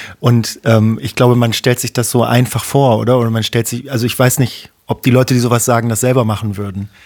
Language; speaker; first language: German; native; German